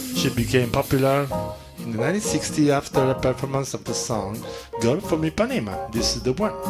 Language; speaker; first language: English; non-native, fluent; Italian